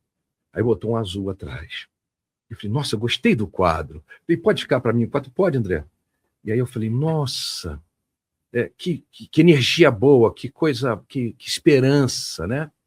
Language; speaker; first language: Portuguese; native; Portuguese